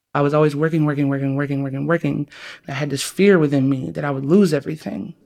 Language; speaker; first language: English; native; English